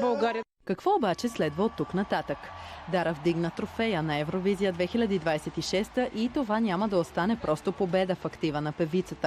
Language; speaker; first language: Bulgarian; native; Bulgarian